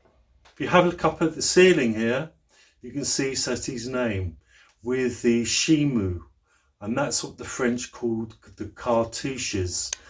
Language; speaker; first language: English; native; English